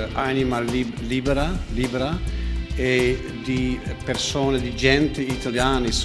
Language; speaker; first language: Italian; non-native, learner; Dutch